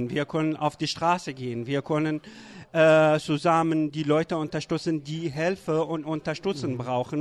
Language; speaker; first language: German; non-native, learner; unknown